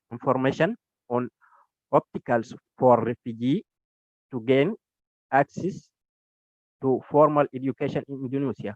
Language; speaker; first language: English; non-native, learner; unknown